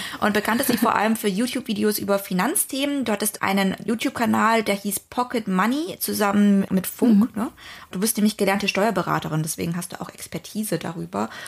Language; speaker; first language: German; early bilingual, other home language; Vietnamese